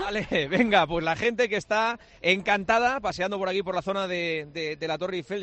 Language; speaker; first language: Spanish; native; Spanish